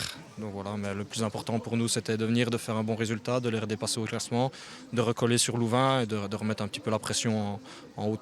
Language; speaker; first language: French; non-native, local second language; Luxembourgish